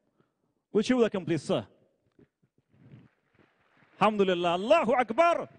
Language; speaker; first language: English; non-native, fluent; Indonesian